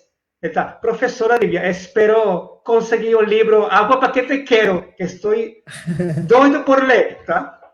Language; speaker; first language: Portuguese; non-native, fluent; Spanish